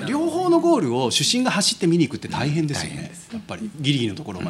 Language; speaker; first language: Japanese; native; Japanese